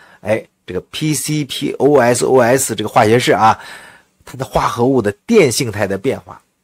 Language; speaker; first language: Chinese; native; Chinese